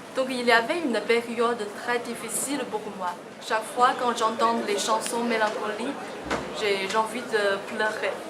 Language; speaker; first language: French; non-native, fluent; Chinese